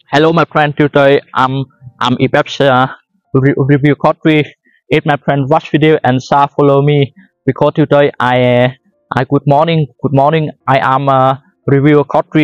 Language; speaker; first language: English; non-native, learner; Vietnamese